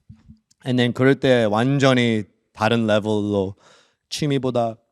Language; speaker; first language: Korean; early bilingual, heritage; English